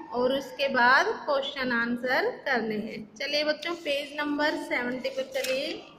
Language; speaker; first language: Hindi; native; Hindi